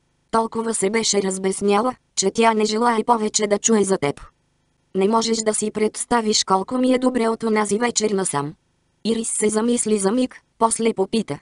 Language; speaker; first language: Bulgarian; native; Bulgarian